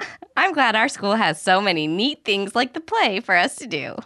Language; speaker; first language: English; native; English